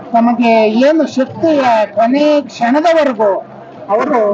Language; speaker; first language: Kannada; native; Kannada